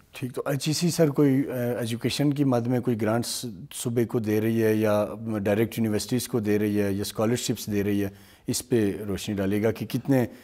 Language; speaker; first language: Urdu; native; Urdu